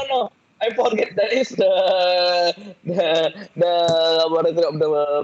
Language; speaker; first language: English; non-native, learner; Indonesian